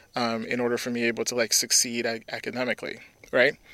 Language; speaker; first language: English; early bilingual, other home language; French